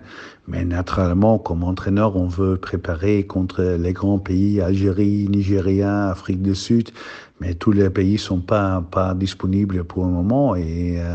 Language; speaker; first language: French; non-native, fluent; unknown